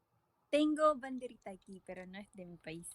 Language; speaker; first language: Spanish; non-native, learner; Filipino